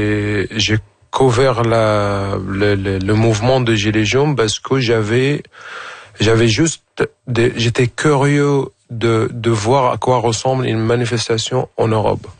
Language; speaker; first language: French; non-native, fluent; Arabic